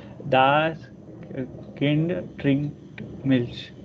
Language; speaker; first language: German; non-native, learner; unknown